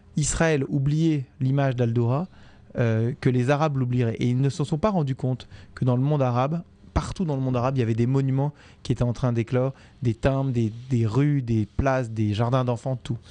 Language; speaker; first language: French; native; French